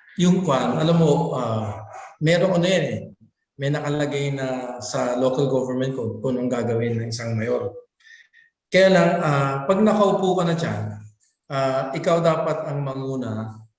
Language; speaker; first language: Filipino; non-native, local second language; Iloko